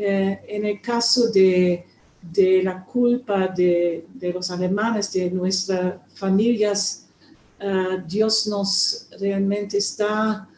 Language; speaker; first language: Spanish; non-native, fluent; German